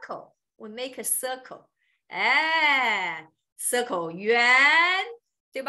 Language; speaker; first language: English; non-native, fluent; Chinese